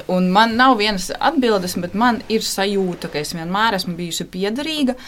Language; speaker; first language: Latvian; non-native, local second language; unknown